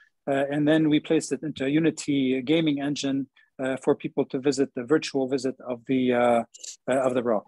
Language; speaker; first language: English; non-native, local second language; Arabic